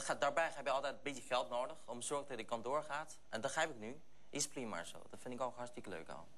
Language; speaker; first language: Dutch; non-native, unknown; Chinese